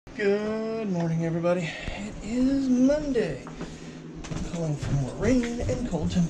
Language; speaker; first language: English; native; English